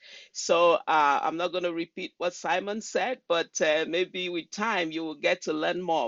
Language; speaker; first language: English; non-native, local second language; Igbo